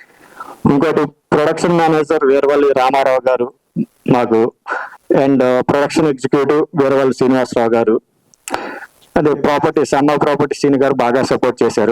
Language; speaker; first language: Telugu; native; Telugu